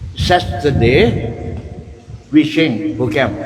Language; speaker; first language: English; non-native, learner; Thai